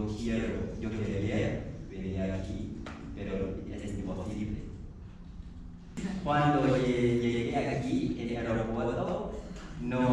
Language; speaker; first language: Spanish; non-native, learner; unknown